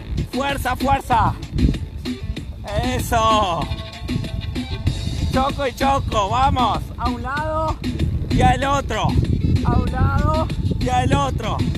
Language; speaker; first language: Spanish; native; Spanish